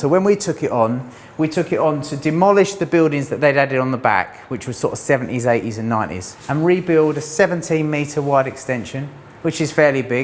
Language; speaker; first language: English; native; English